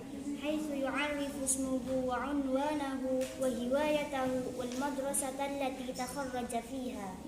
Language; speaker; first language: Arabic; non-native, learner; Indonesian